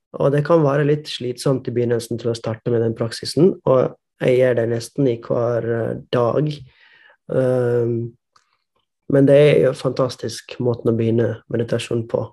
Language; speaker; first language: Norwegian; non-native, fluent; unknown